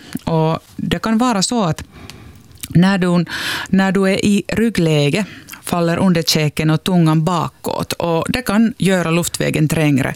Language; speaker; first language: Swedish; non-native, local second language; Finnish